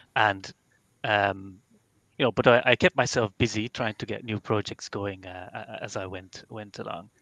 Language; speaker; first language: English; non-native, fluent; Dutch